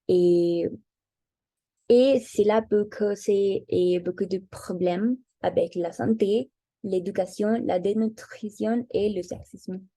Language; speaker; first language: French; non-native, learner; Spanish